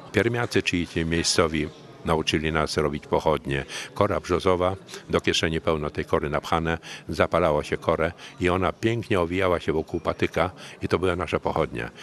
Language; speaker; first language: Polish; native; Polish